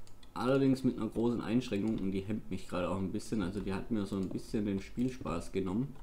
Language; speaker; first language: German; native; German